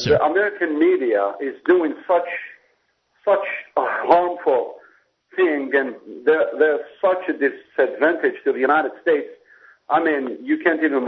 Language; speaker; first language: English; non-native, fluent; Berber languages